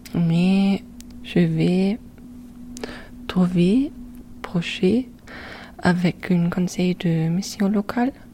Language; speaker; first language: French; non-native, learner; German